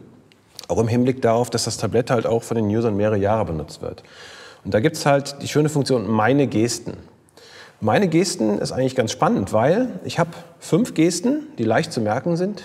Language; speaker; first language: German; native; German